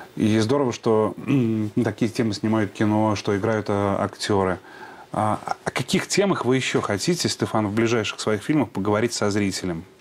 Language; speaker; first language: Russian; native; Russian